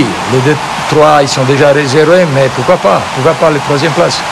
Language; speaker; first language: French; non-native, fluent; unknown